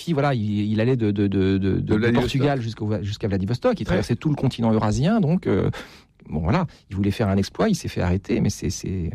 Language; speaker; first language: French; native; French